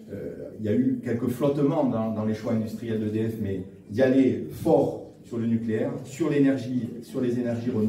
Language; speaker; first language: French; native; French